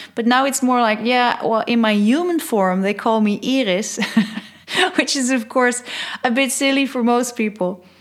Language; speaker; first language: English; non-native, fluent; Dutch